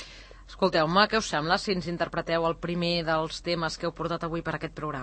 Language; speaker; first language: Catalan; native; Catalan